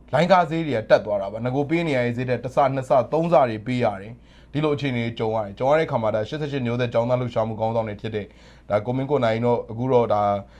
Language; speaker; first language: Burmese; native; Burmese